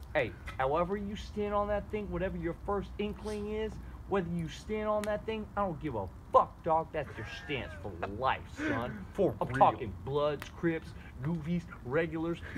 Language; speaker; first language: English; native; English